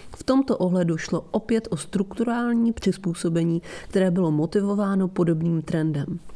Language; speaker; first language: Czech; non-native, fluent; Italian